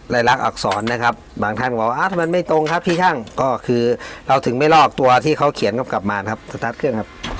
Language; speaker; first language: Thai; non-native, local second language; Northeastern Thai